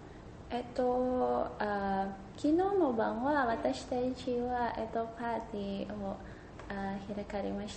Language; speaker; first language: Japanese; non-native, learner; Indonesian